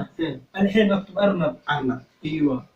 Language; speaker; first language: Arabic; native; Arabic